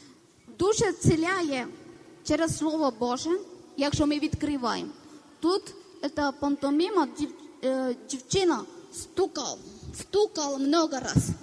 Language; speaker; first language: Ukrainian; non-native, learner; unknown